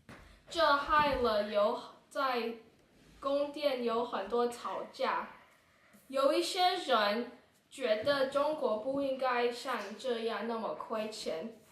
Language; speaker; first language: Chinese; non-native, learner; English